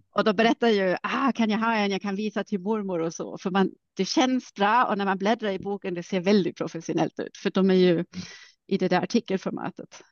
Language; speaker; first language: Swedish; non-native, fluent; German